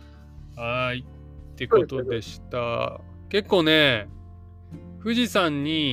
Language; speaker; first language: Japanese; native; Japanese